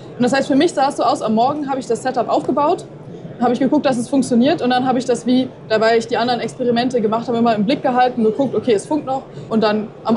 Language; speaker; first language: German; native; German